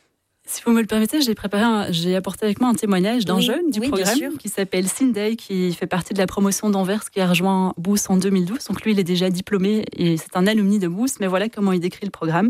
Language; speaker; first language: French; native; French